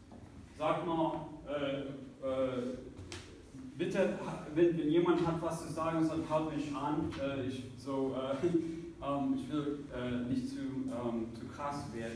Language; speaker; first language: German; non-native, fluent; English